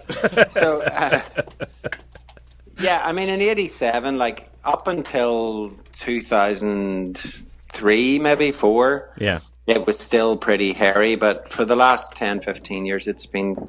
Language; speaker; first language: English; native; English